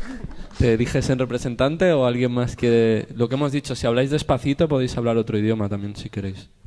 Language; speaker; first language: Spanish; native; Spanish